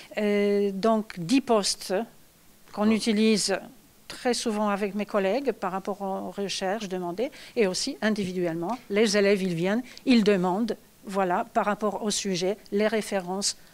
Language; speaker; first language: French; non-native, fluent; Polish